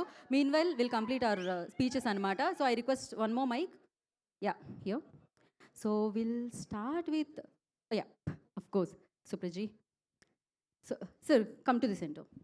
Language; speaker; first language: Telugu; native; Telugu